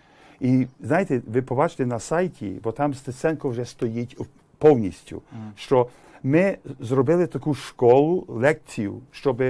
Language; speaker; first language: Ukrainian; early bilingual, heritage; English